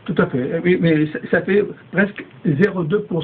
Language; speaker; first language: French; non-native, fluent; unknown